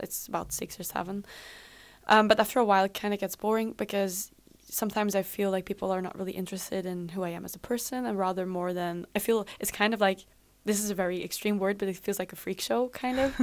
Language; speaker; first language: English; non-native, fluent; Dutch